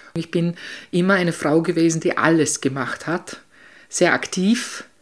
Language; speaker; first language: German; native; German